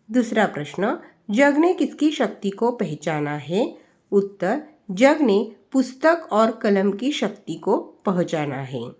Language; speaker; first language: Hindi; non-native, local second language; Marathi